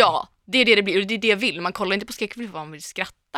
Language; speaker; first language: Swedish; native; Swedish